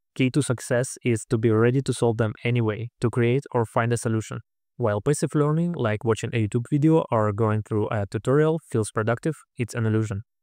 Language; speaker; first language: English; non-native, fluent; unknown